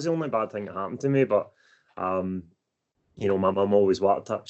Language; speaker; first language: English; native; English